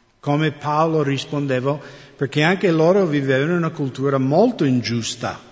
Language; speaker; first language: Italian; non-native, fluent; English